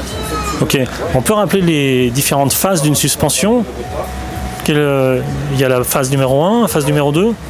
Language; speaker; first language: French; native; French